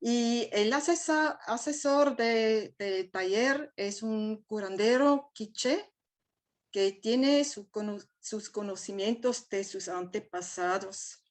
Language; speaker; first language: Spanish; non-native, fluent; German